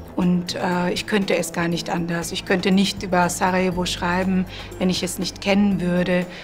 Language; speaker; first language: German; early bilingual, other home language; Croatian